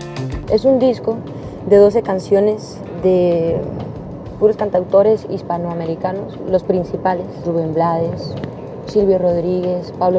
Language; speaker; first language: Spanish; early bilingual, other home language; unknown